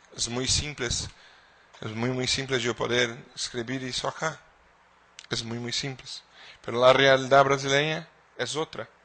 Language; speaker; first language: Spanish; non-native, fluent; Portuguese